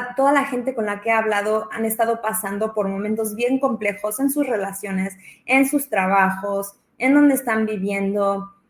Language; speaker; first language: Spanish; early bilingual, heritage; Spanish